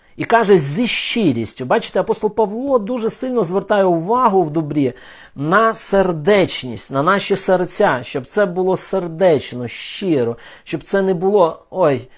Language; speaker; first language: Ukrainian; non-native, local second language; Russian